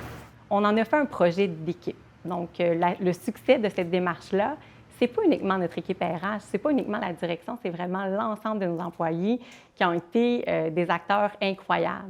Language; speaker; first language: French; native; French